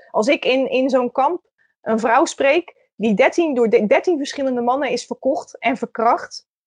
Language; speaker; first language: Dutch; native; Dutch